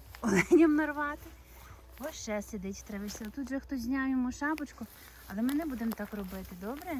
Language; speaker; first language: Ukrainian; native; Ukrainian